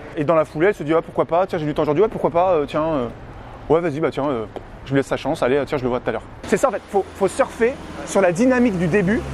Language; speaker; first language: French; native; French